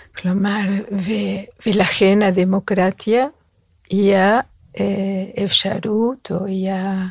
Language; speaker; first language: Hebrew; non-native, fluent; Spanish